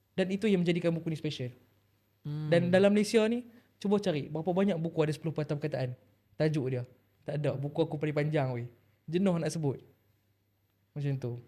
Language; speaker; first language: Malay; native; Malay